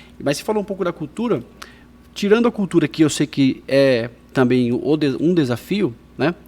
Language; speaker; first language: Portuguese; native; Portuguese